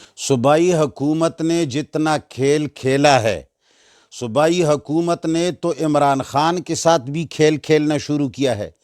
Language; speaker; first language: Urdu; non-native, local second language; Pashto